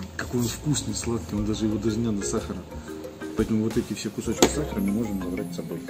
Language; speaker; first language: Russian; native; Russian